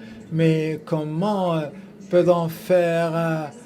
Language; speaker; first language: French; non-native, fluent; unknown